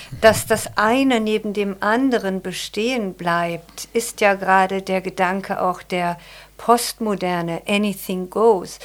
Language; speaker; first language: German; native; German